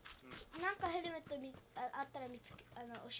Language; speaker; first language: Japanese; early bilingual, heritage; Japanese